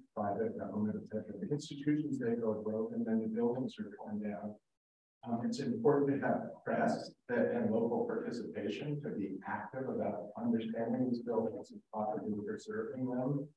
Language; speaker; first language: English; native; English